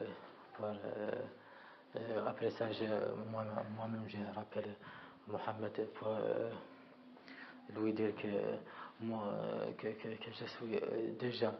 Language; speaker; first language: French; non-native, learner; Arabic